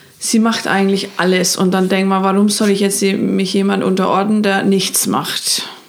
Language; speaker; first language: German; non-native, fluent; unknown